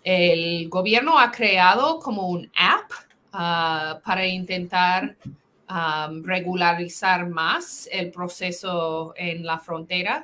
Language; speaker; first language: Spanish; non-native, fluent; English